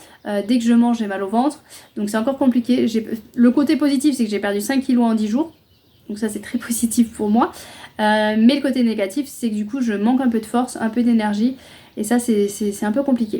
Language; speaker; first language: French; native; French